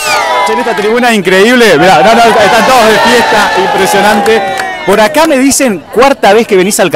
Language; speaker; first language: Spanish; native; Spanish